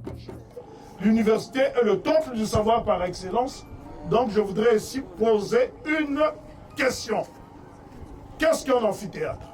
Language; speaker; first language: French; non-native, local second language; Kongo